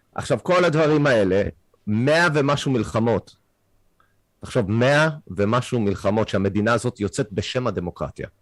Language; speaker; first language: Hebrew; non-native, fluent; English